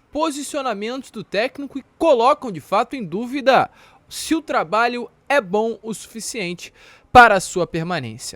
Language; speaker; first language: Portuguese; native; Portuguese